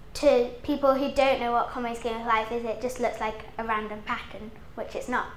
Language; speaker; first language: English; native; English